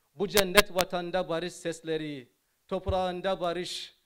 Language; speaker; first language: Turkish; non-native, fluent; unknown